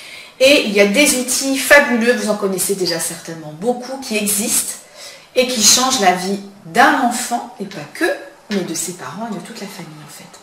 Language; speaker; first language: French; native; French